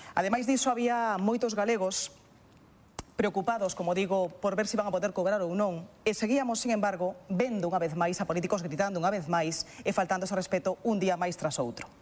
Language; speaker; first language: Galician; non-native, local second language; Spanish